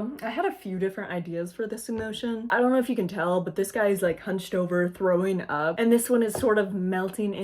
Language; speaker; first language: English; native; English